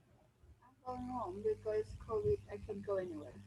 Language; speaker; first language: English; non-native, learner; Vietnamese